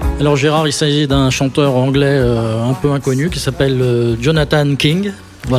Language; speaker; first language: French; native; French